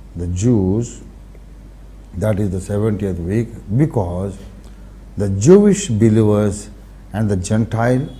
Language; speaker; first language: English; non-native, local second language; Telugu